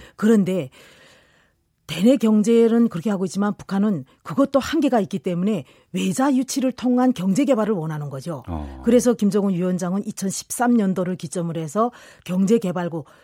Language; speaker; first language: Korean; native; Korean